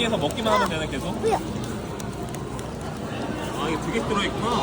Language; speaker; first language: Korean; native; Korean